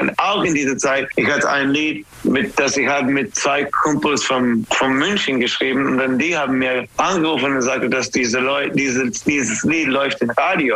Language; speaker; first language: German; non-native, learner; English